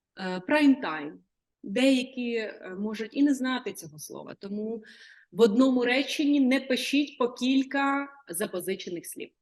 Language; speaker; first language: Ukrainian; native; Ukrainian